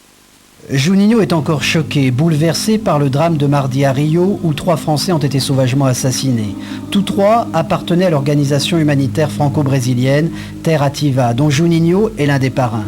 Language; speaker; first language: French; native; French